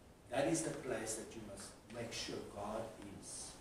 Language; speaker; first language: English; non-native, local second language; Afrikaans